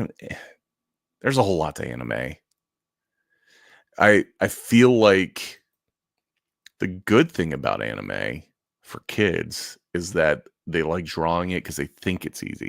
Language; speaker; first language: English; native; English